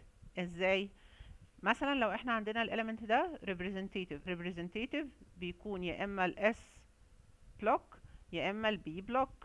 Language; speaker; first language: Arabic; native; Arabic